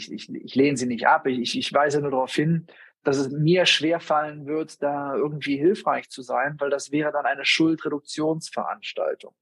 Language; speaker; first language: German; native; German